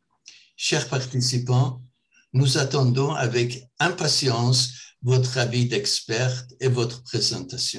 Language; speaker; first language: French; non-native, fluent; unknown